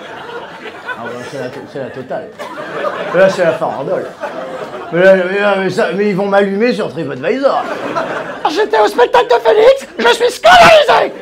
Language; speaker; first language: French; native; French